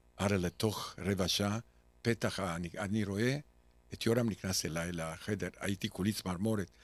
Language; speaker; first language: Hebrew; non-native, fluent; Romanian